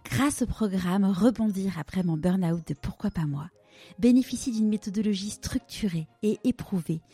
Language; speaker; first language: French; native; French